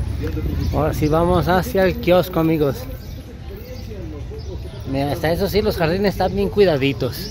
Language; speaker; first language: Spanish; native; Spanish